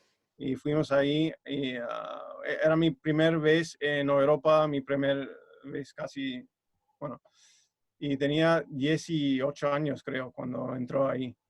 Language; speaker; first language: Spanish; non-native, fluent; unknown